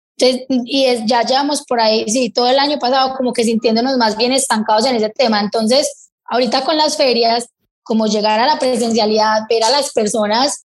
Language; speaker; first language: Spanish; native; Spanish